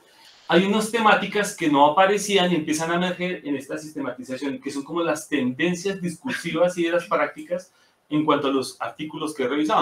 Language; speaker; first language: Spanish; native; Spanish